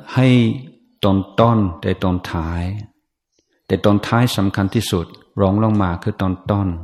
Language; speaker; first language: Thai; non-native, fluent; English